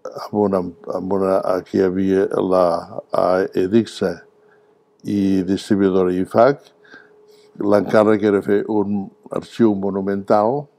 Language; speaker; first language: Catalan; native; Catalan